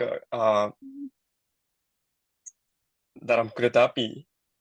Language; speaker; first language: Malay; non-native, learner; Japanese